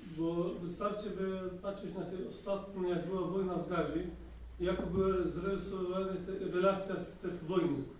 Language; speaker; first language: Polish; non-native, fluent; Arabic